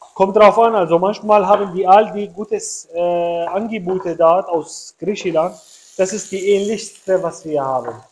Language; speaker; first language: German; non-native, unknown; Arabic